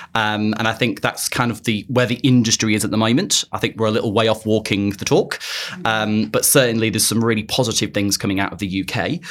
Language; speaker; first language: English; native; English